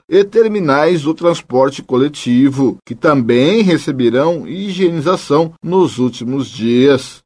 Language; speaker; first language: Portuguese; native; Portuguese